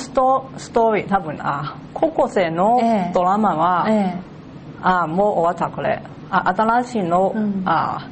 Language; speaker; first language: Japanese; non-native, learner; Cantonese